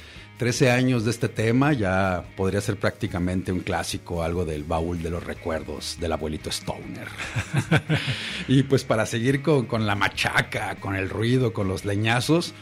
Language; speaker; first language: Spanish; native; Spanish